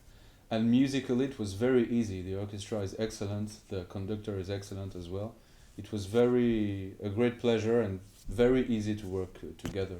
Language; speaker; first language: English; non-native, fluent; French